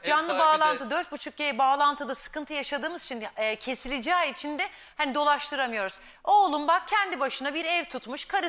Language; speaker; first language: Turkish; native; Turkish